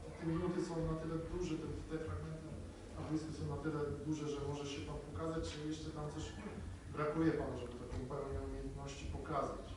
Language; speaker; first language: Polish; native; Polish